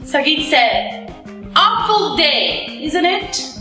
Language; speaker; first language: English; non-native, fluent; Portuguese